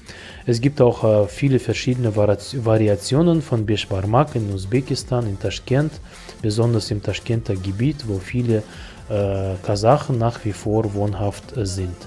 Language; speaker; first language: German; non-native, fluent; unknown